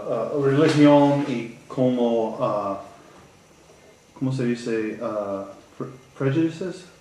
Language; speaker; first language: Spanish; non-native, learner; English